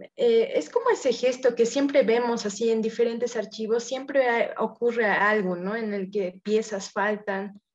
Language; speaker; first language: Spanish; native; Spanish